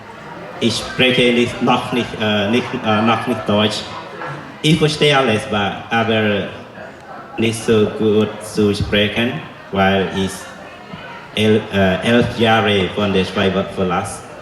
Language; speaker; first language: German; non-native, learner; Khmer